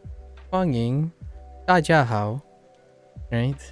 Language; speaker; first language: Chinese; non-native, learner; English